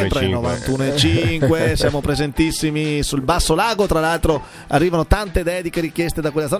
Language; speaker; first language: Italian; native; Italian